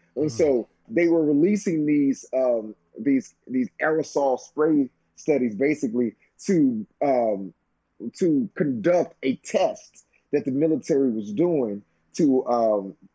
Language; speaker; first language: English; native; English